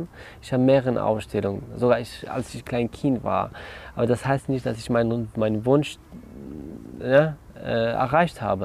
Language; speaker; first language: German; non-native, learner; Kurdish